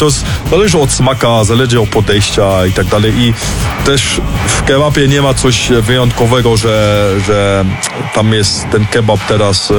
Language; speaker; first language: Polish; early bilingual, heritage; Polish